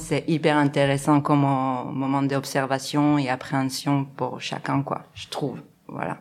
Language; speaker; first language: French; non-native, fluent; Spanish